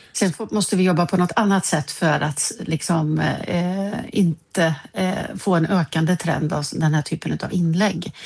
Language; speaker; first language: Swedish; native; Swedish